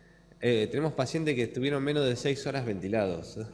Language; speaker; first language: Spanish; native; Spanish